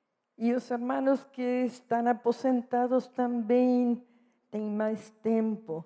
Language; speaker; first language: Portuguese; non-native, fluent; Spanish